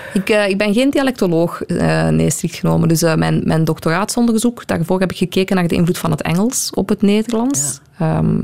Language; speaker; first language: Dutch; native; Dutch